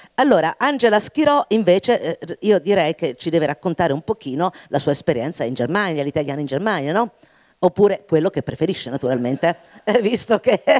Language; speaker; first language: Italian; native; Italian